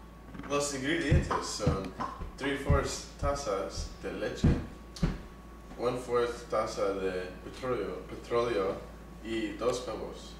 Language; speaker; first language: Spanish; non-native, learner; English